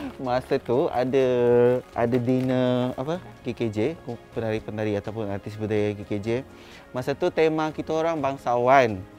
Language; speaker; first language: Malay; non-native, local second language; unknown